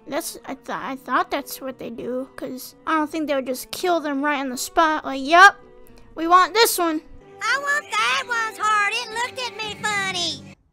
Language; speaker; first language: English; native; English